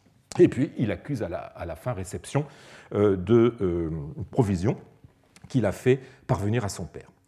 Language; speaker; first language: French; native; French